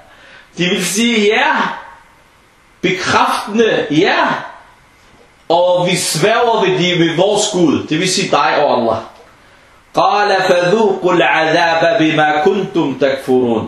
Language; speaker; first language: Danish; non-native, fluent; Arabic